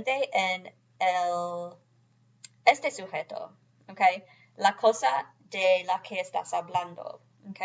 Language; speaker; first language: Spanish; non-native, fluent; English